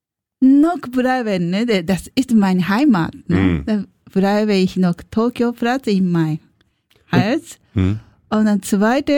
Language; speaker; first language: German; non-native, learner; Japanese